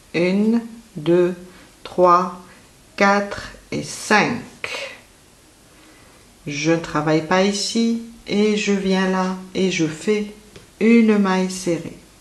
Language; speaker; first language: French; native; French